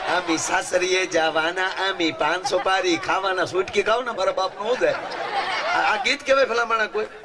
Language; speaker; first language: Gujarati; native; Gujarati